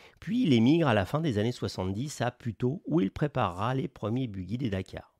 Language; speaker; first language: French; native; French